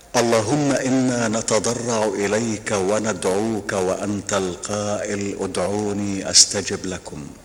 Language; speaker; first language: Arabic; non-native, fluent; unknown